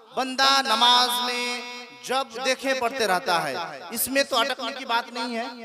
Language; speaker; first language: Urdu; non-native, local second language; Bangla